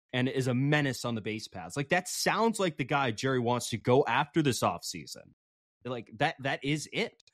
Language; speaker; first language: English; native; English